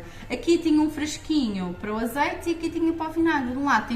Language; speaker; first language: Portuguese; native; Portuguese